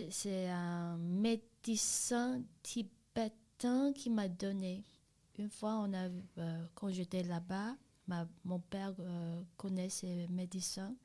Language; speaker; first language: French; non-native, learner; Chinese